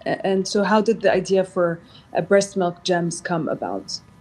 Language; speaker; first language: English; non-native, local second language; Arabic